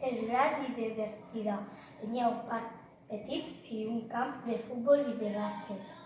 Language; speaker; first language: Catalan; non-native, learner; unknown